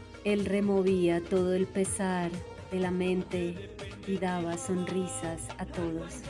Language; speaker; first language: Spanish; native; Spanish